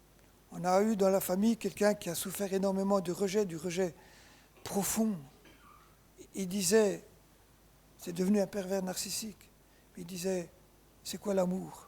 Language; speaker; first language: French; native; French